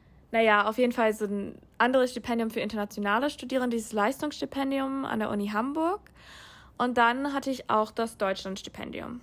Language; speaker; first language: German; non-native, fluent; English